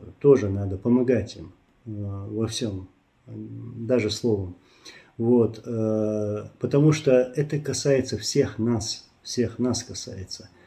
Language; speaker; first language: Russian; non-native, local second language; Chechen